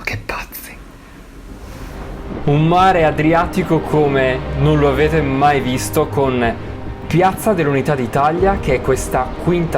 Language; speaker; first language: Italian; native; Italian